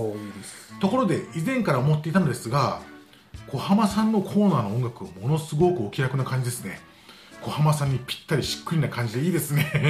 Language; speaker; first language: Japanese; native; Japanese